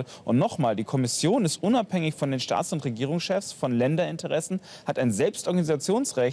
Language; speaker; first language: German; native; German